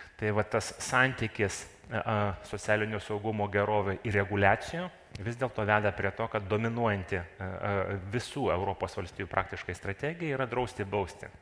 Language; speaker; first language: Lithuanian; non-native, local second language; Russian